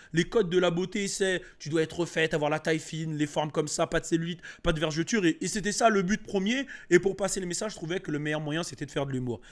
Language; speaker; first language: French; early bilingual, other home language; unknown